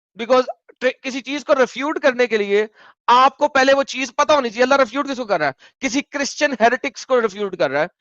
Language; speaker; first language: Urdu; native; Urdu